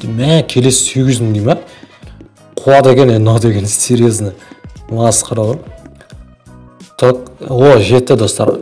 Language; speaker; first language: Kazakh; native; Kazakh